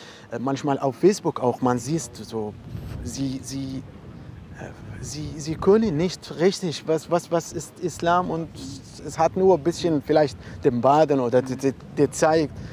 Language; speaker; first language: German; non-native, learner; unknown